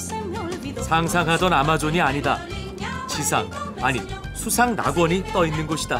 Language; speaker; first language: Korean; native; Korean